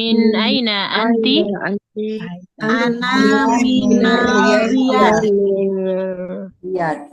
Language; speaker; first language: Arabic; non-native, learner; Indonesian